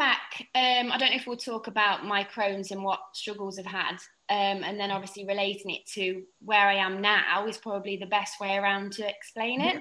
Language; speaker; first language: English; native; English